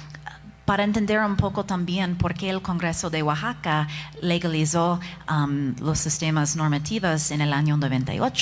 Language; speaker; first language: Spanish; non-native, fluent; English